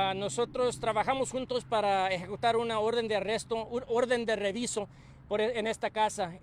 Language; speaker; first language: Spanish; early bilingual, heritage; Spanish